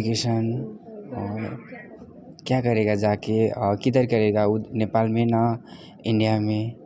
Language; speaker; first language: Hindi; non-native, fluent; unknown